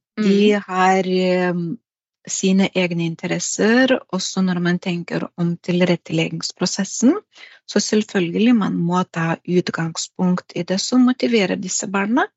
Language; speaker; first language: Norwegian; non-native, fluent; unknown